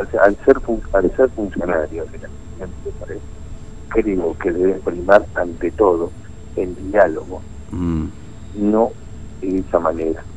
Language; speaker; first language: Spanish; native; Spanish